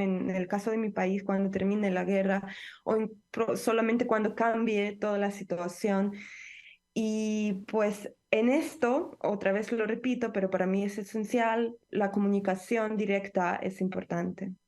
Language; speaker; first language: Spanish; non-native, fluent; Ukrainian